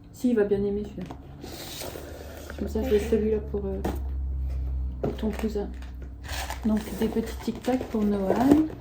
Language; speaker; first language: French; native; French